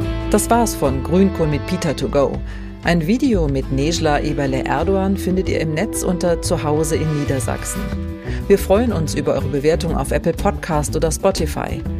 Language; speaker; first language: German; native; German